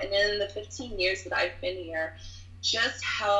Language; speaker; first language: English; native; English